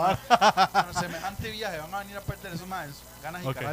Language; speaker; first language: Spanish; native; Spanish